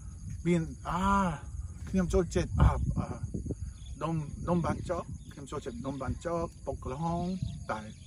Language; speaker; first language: Khmer; non-native, learner; English